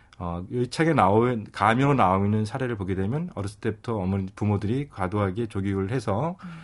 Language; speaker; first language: Korean; native; Korean